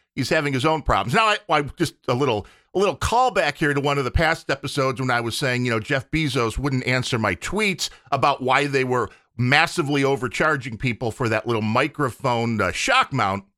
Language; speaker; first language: English; native; English